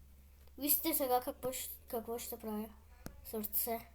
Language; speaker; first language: Bulgarian; non-native, local second language; Turkish